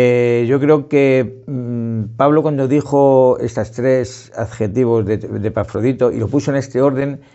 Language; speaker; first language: Spanish; native; Spanish